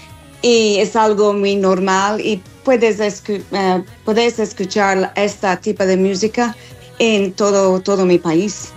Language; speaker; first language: Spanish; non-native, fluent; English